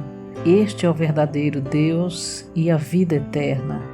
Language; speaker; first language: Portuguese; native; Portuguese